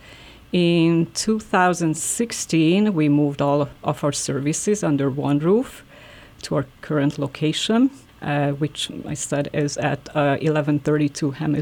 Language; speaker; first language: English; non-native, fluent; Hungarian